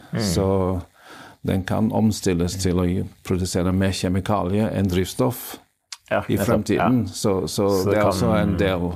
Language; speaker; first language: Norwegian; non-native, fluent; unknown